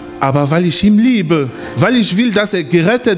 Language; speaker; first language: German; non-native, fluent; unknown